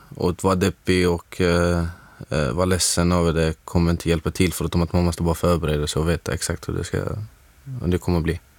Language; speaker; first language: Swedish; non-native, fluent; Arabic